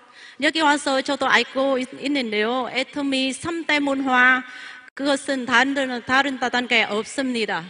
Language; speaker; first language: Korean; non-native, learner; Vietnamese